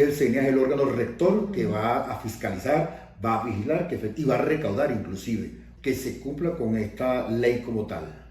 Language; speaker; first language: Spanish; native; Spanish